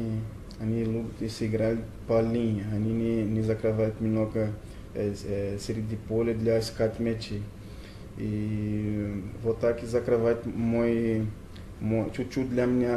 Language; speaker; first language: Russian; non-native, learner; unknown